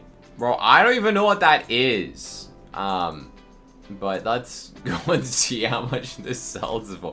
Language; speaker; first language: English; native; English